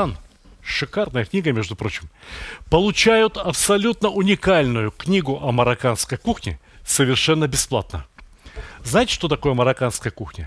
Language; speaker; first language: Russian; native; Russian